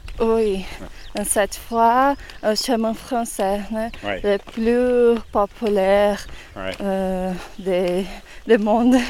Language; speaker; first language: French; non-native, learner; Portuguese